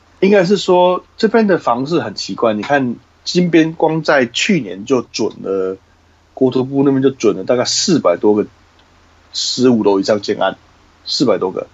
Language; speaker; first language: Chinese; native; Chinese